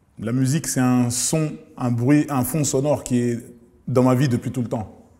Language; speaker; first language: French; early bilingual, other home language; Lingala